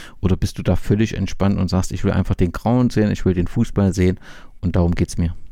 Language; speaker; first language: German; native; German